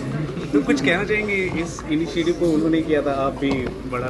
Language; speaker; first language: Hindi; native; Hindi